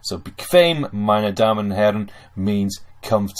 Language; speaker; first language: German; non-native, fluent; English